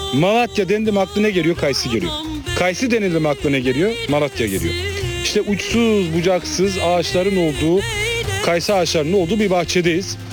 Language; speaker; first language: Turkish; native; Turkish